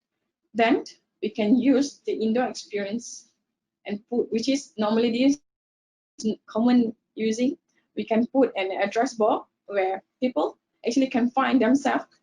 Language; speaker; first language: English; non-native, local second language; Malay